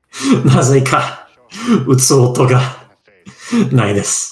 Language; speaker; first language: Japanese; non-native, learner; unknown